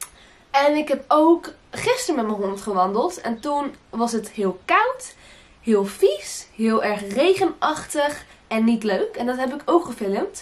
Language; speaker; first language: Dutch; early bilingual, other home language; Portuguese